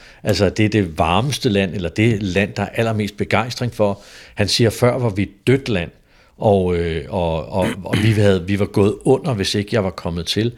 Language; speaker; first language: Danish; native; Danish